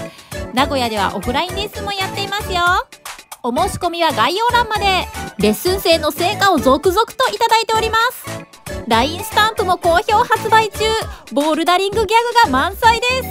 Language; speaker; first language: Japanese; native; Japanese